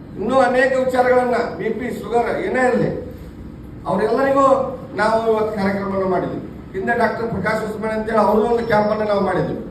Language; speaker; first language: Kannada; native; Kannada